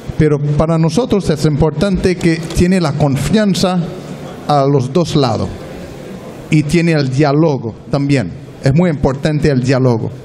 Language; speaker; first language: Spanish; non-native, learner; French